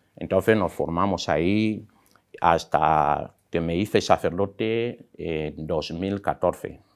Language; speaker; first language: Spanish; non-native, local second language; Fang